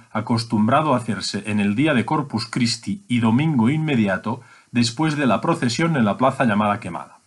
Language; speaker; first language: Spanish; non-native, local second language; Catalan